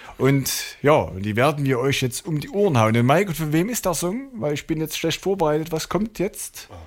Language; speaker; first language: German; native; German